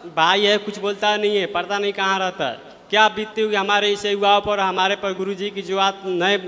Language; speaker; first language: Hindi; native; Hindi